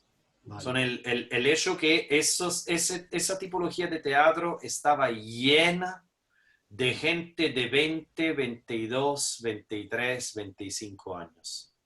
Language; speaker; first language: Spanish; non-native, fluent; Italian